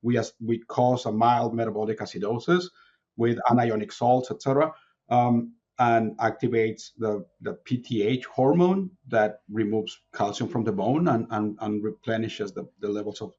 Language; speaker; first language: English; non-native, fluent; Spanish